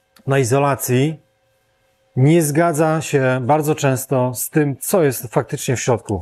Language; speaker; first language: Polish; native; Polish